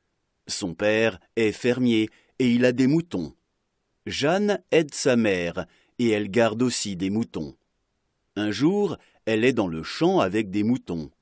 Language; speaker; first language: French; non-native, fluent; Arabic